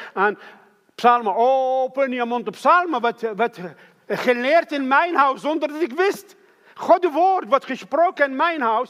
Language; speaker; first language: Dutch; non-native, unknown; Arabic